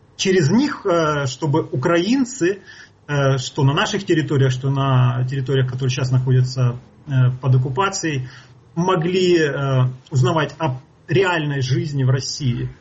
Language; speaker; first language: Russian; native; Russian